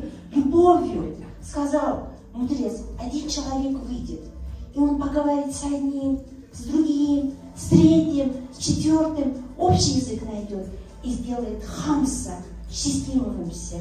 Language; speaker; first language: Russian; non-native, local second language; Uzbek